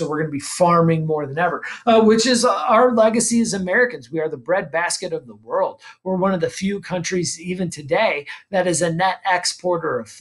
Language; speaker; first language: English; native; English